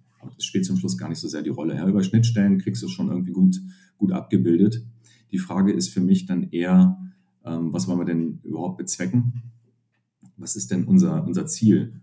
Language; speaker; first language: German; native; German